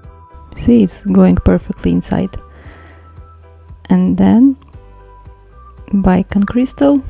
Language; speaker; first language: English; non-native, fluent; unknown